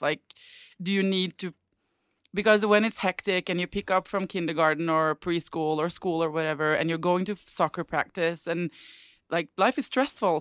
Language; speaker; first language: English; non-native, fluent; Norwegian